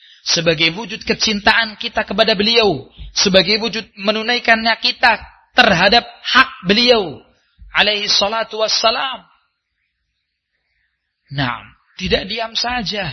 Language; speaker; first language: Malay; non-native, local second language; Javanese